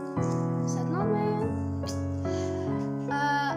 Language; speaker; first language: French; non-native, learner; Arabic